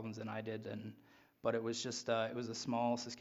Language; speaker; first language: English; native; English